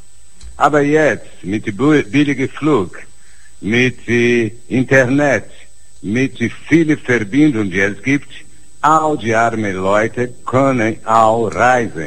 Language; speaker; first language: German; non-native, fluent; Portuguese